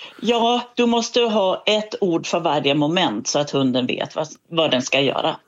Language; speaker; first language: Swedish; non-native, fluent; Danish